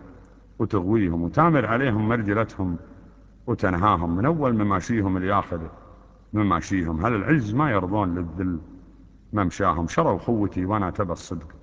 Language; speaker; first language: Arabic; native; Arabic